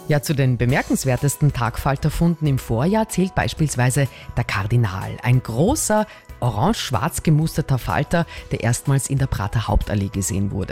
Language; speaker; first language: German; native; German